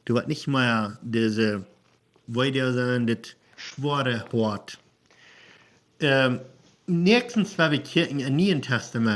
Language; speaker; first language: German; non-native, learner; Plautdietsch